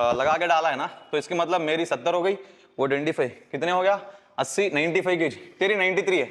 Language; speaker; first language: Hindi; non-native, local second language; Telugu